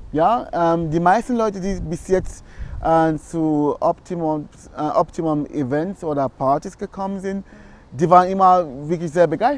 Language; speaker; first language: German; non-native, fluent; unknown